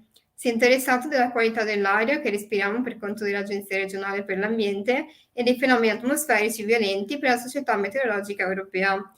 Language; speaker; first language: Italian; native; Italian